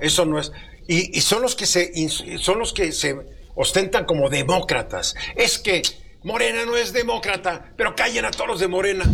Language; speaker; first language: Spanish; native; Spanish